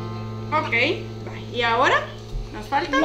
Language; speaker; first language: Spanish; native; Spanish